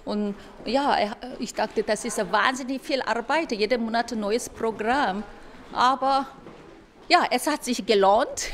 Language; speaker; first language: German; non-native, fluent; Korean